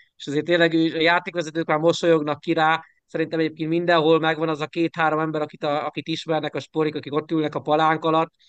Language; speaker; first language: Hungarian; native; Hungarian